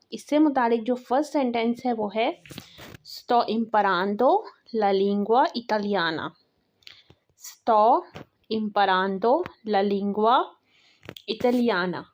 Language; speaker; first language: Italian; non-native, fluent; Urdu